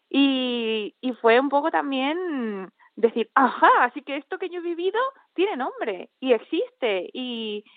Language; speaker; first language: Spanish; native; Spanish